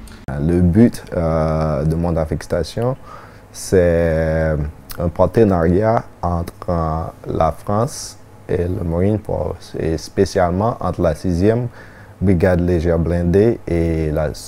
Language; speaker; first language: French; non-native, local second language; Haitian Creole